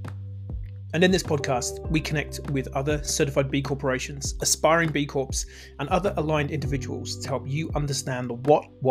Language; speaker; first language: English; native; English